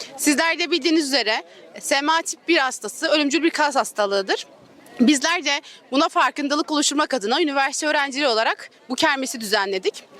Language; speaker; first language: Turkish; native; Turkish